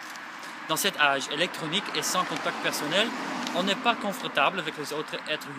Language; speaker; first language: French; non-native, learner; English